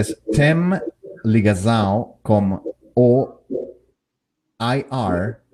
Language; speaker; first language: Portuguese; non-native, learner; English